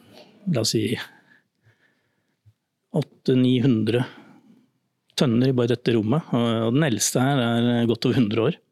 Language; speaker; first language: Norwegian; native; Norwegian